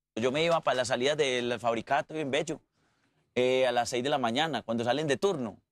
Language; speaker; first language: Spanish; native; Spanish